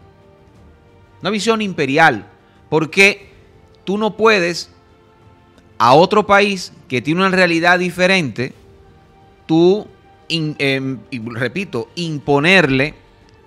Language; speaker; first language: Spanish; native; Spanish